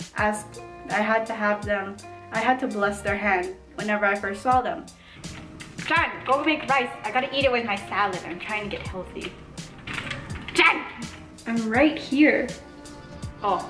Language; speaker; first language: English; native; English